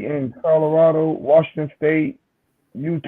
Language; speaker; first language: English; native; English